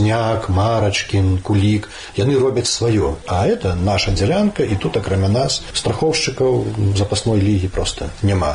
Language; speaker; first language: Belarusian; native; Belarusian